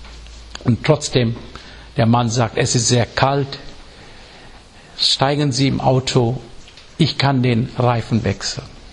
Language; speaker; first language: German; non-native, fluent; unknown